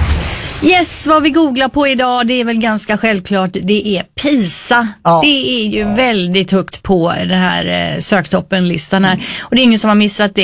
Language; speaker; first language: Swedish; native; Swedish